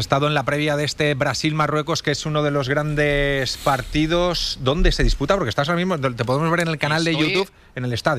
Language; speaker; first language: Spanish; native; Spanish